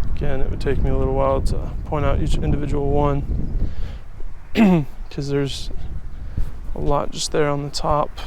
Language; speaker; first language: English; native; English